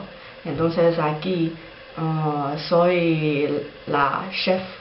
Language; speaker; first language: Spanish; non-native, learner; Chinese